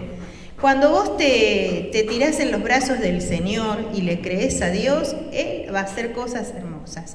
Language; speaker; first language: Spanish; native; Spanish